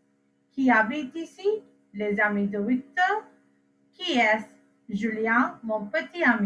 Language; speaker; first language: French; non-native, fluent; Sinhala